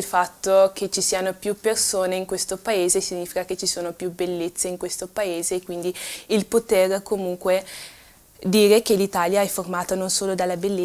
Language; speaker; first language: Italian; early bilingual, other home language; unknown